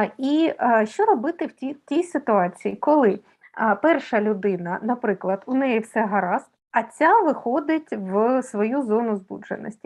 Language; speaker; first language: Ukrainian; native; Ukrainian